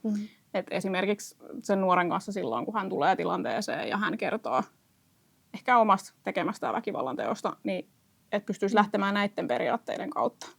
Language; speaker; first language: Finnish; native; Finnish